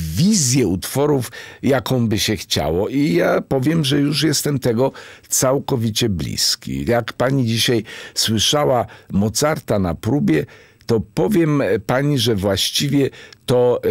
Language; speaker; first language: Polish; native; Polish